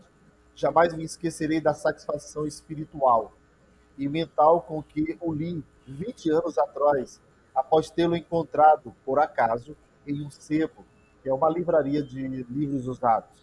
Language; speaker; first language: Portuguese; native; Portuguese